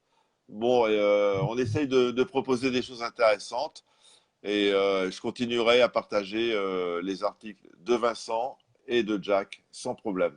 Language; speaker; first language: French; native; French